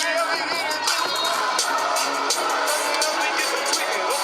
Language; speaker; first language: English; native; English